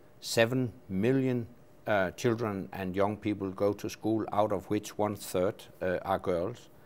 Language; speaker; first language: English; non-native, fluent; Danish